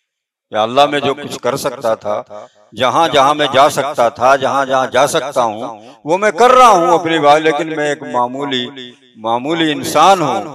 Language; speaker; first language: Urdu; native; Urdu